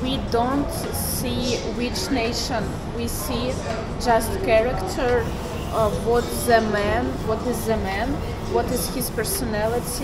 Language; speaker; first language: English; non-native, learner; Russian